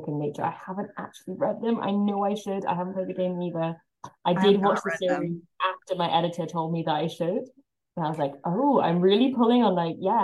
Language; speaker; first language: English; native; English